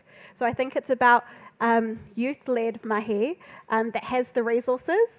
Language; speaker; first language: English; native; English